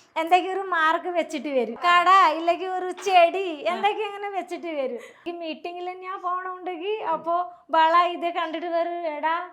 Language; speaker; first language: Malayalam; non-native, local second language; Odia